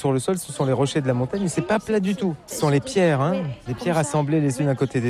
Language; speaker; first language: French; native; French